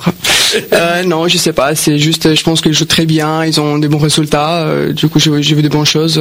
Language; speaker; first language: French; non-native, fluent; Romanian